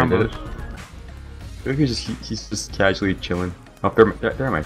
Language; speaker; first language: English; native; English